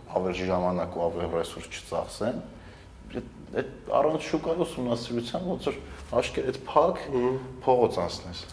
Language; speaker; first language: Armenian; native; Armenian